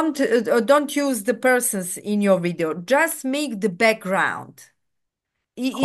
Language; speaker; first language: English; non-native, fluent; Serbian